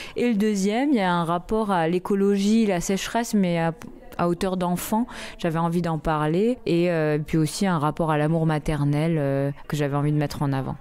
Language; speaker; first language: French; native; French